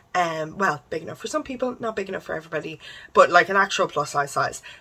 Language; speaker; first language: English; native; English